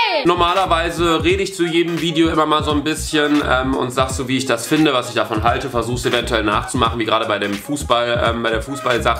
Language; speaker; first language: German; native; German